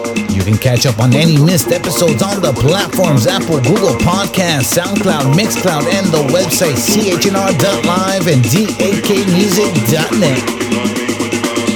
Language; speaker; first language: English; native; English